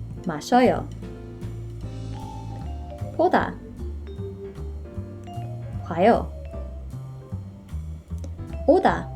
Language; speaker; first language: Korean; non-native, fluent; English